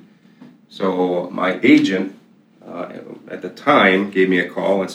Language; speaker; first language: English; native; English